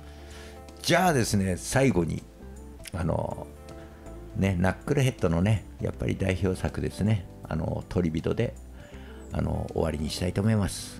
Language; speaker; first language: Japanese; native; Japanese